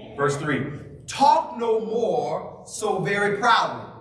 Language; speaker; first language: English; native; English